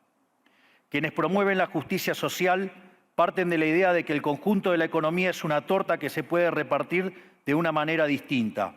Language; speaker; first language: Spanish; native; Spanish